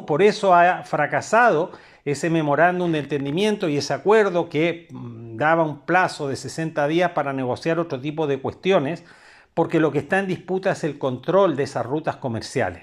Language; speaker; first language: Spanish; native; Spanish